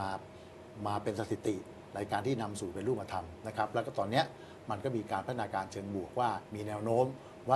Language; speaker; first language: Thai; native; Thai